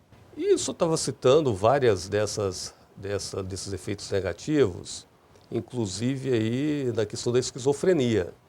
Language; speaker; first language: Portuguese; native; Portuguese